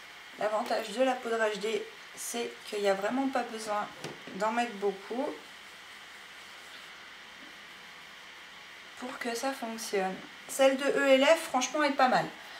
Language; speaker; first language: French; native; French